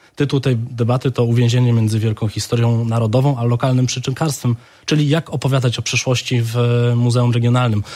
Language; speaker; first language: Polish; native; Polish